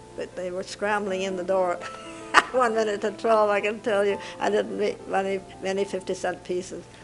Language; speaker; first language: English; native; English